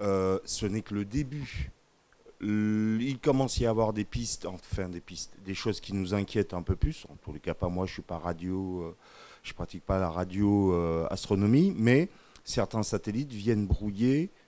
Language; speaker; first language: French; native; French